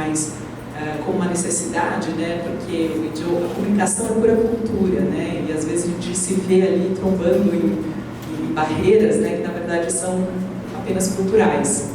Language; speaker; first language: Portuguese; native; Portuguese